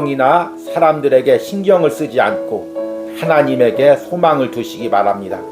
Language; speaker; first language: Korean; native; Korean